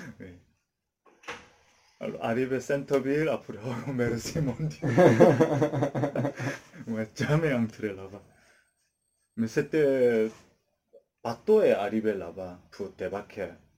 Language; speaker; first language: French; non-native, learner; Korean